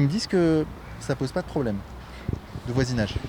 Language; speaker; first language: French; native; French